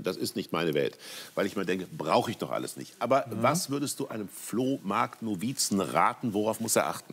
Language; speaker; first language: German; native; German